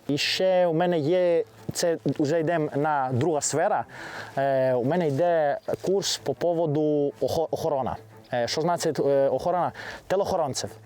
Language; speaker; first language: Ukrainian; non-native, learner; Greek